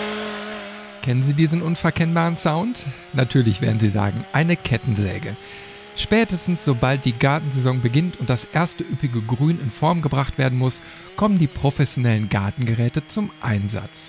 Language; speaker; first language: German; native; German